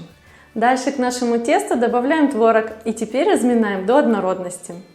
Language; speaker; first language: Russian; native; Russian